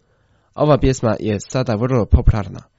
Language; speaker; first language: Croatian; non-native, fluent; Chinese